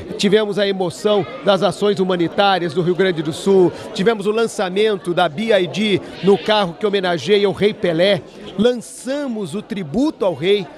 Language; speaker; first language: Portuguese; native; Portuguese